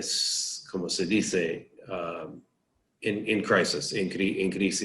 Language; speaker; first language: Spanish; non-native, learner; English